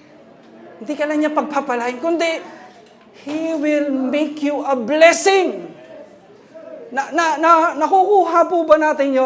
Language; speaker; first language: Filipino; native; Filipino